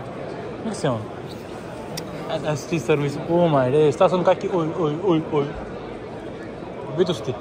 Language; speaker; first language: Finnish; non-native, local second language; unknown